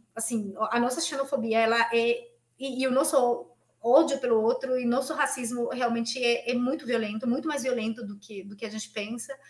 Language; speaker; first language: Portuguese; non-native, fluent; Spanish